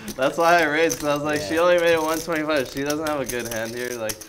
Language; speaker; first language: English; native; English